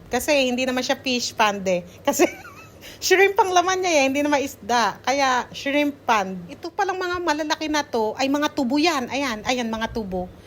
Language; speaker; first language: Filipino; native; Filipino